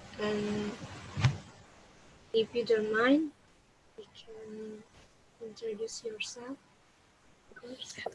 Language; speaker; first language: English; non-native, learner; Indonesian